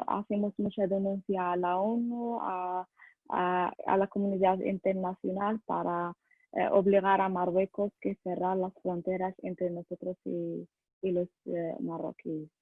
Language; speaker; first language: Spanish; non-native, learner; Arabic